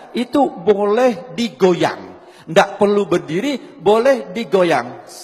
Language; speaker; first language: Indonesian; native; Indonesian